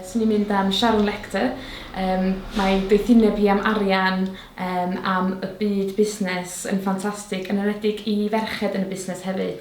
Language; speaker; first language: Welsh; native; Welsh